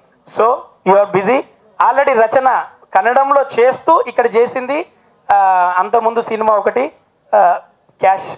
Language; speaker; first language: Telugu; native; Telugu